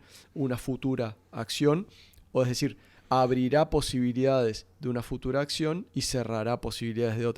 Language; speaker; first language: Spanish; native; Spanish